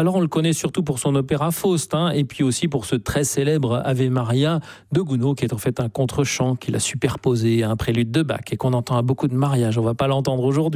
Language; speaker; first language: French; native; French